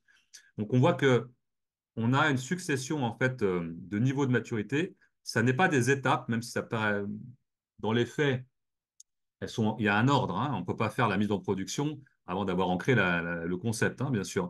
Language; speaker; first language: French; native; French